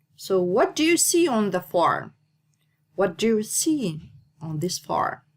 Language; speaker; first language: English; non-native, learner; Arabic